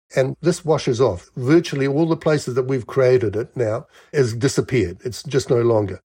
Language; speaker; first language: English; native; English